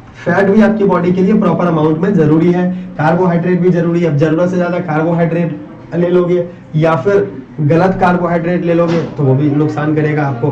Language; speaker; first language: Hindi; native; Hindi